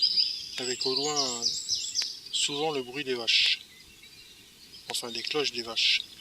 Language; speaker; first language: French; native; French